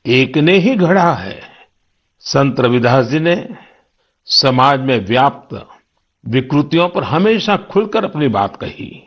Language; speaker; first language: Hindi; non-native, local second language; Gujarati